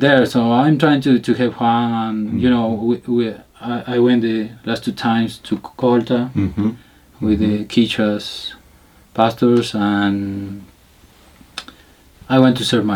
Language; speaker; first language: English; non-native, learner; Spanish